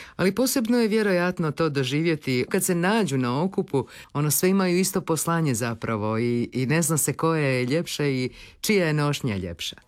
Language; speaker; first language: Croatian; native; Croatian